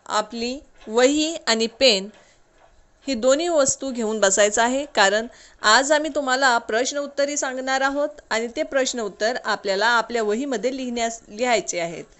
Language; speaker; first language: Marathi; non-native, local second language; Urdu